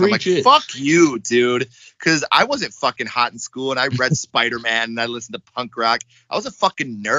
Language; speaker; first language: English; native; English